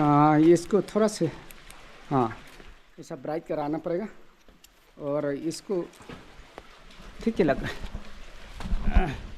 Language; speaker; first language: Hindi; non-native, local second language; Khasi